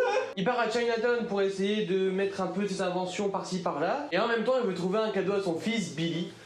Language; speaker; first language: French; native; French